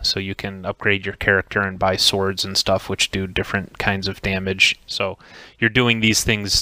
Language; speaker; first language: English; native; English